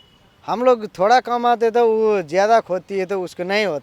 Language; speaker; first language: Hindi; non-native, learner; Nepali